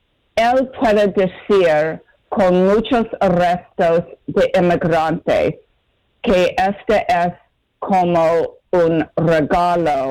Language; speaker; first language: Spanish; non-native, fluent; English